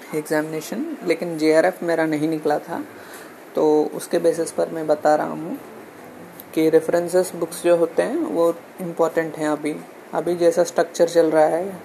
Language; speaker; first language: Hindi; non-native, local second language; Telugu